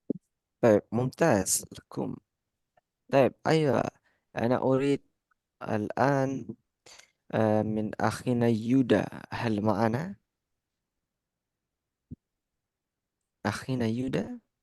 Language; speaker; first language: Arabic; non-native, fluent; Indonesian